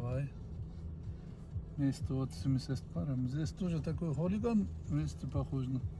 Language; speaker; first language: Russian; non-native, learner; Turkish